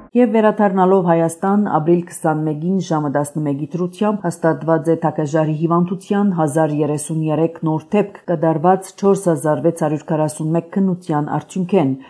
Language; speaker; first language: Armenian; native; Armenian